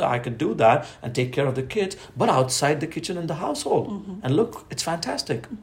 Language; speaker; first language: English; non-native, local second language; Gujarati